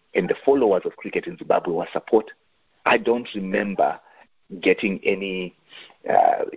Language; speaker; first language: English; non-native, local second language; Shona